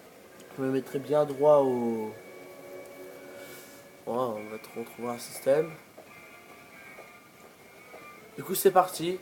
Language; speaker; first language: French; native; French